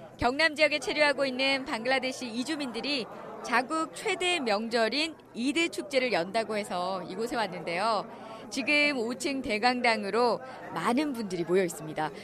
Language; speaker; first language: Korean; native; Korean